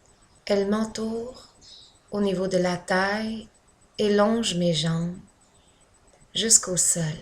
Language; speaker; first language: French; native; French